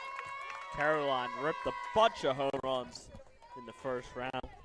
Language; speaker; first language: English; native; English